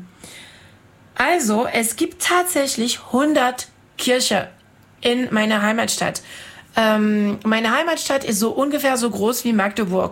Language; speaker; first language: German; non-native, fluent; French